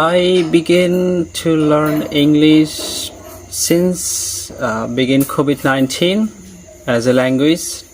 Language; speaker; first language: English; non-native, learner; Bangla